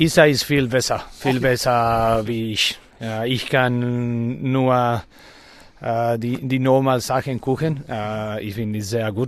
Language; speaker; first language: German; non-native, learner; Spanish